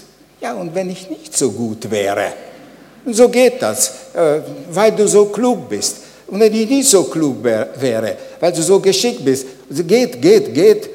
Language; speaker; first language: German; non-native, fluent; Hungarian